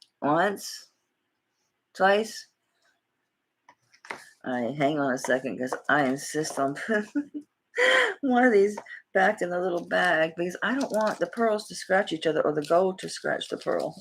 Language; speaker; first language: English; native; English